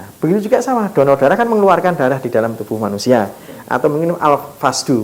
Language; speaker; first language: Indonesian; non-native, local second language; Javanese